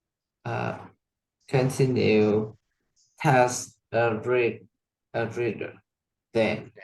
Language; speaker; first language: English; non-native, learner; Vietnamese